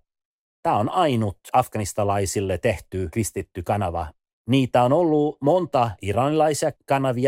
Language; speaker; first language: Finnish; early bilingual, other home language; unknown